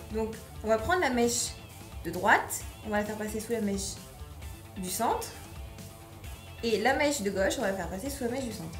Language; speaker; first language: French; native; French